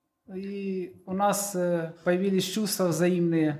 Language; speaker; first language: Polish; non-native, learner; Russian